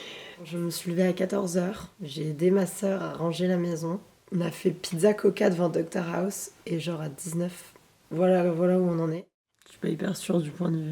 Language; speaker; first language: French; native; French